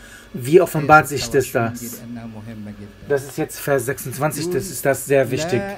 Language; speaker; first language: German; non-native, fluent; Arabic